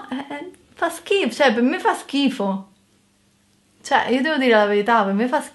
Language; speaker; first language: Italian; native; Italian